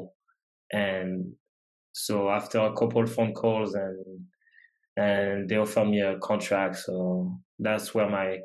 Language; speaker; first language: English; non-native, fluent; French